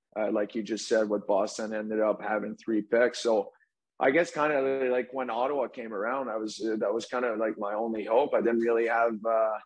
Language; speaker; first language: English; native; English